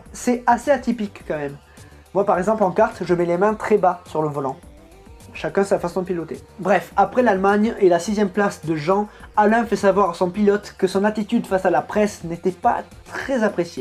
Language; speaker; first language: French; native; French